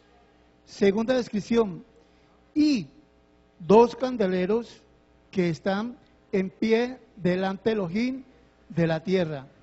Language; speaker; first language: Spanish; native; Spanish